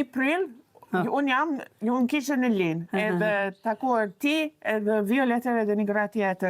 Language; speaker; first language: Albanian; non-native, learner; English